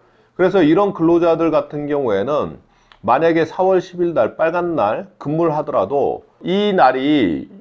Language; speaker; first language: Korean; native; Korean